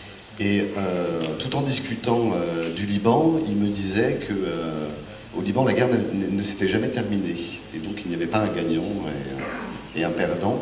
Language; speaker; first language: French; native; French